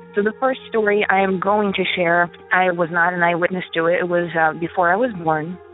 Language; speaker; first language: English; non-native, fluent; Ukrainian